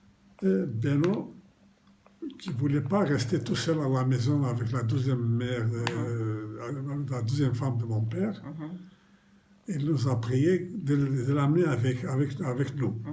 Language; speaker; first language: French; non-native, fluent; Romanian